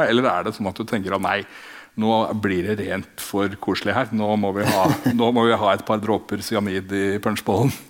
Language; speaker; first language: Norwegian; native; Norwegian